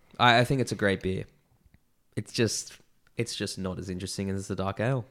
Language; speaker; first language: English; native; English